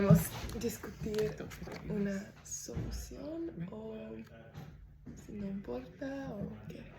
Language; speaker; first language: Spanish; non-native, learner; English